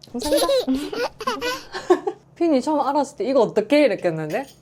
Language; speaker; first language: Korean; native; Korean